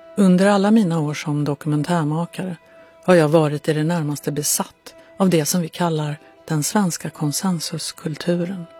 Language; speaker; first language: Swedish; native; Swedish